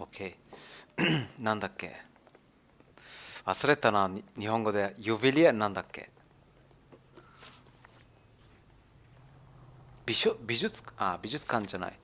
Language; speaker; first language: Japanese; non-native, learner; German